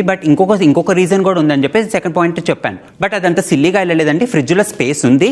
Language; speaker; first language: Telugu; native; Telugu